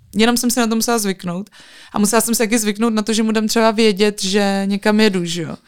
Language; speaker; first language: Czech; native; Czech